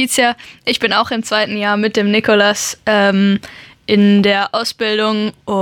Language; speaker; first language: German; non-native, local second language; Luxembourgish